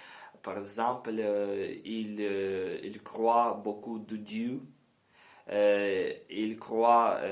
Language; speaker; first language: French; non-native, learner; Ukrainian